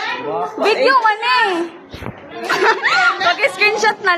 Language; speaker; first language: Filipino; non-native, local second language; Cebuano